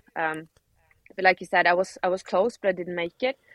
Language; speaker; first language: English; non-native, fluent; Norwegian